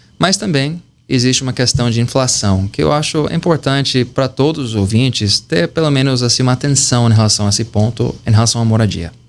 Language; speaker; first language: Portuguese; non-native, fluent; English